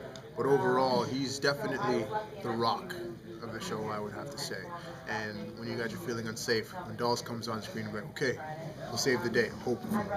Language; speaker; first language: English; native; English